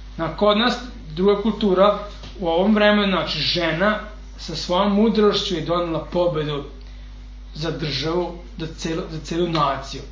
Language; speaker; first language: Serbian; non-native, fluent; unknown